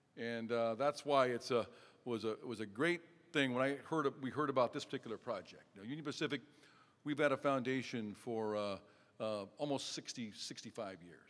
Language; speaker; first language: English; native; English